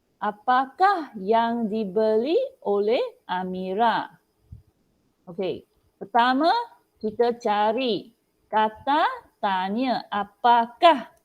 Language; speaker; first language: Malay; non-native, local second language; Chinese